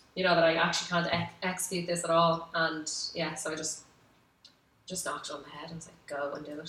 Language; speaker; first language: English; native; English